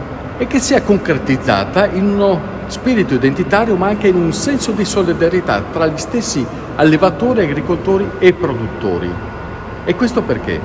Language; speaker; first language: Italian; native; Italian